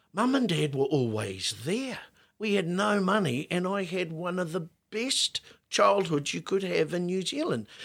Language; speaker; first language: English; native; English